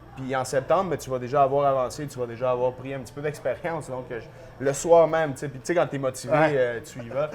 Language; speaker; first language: French; early bilingual, other home language; Spanish